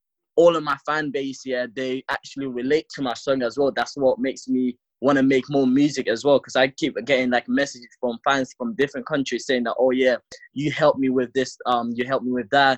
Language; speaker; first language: English; native; English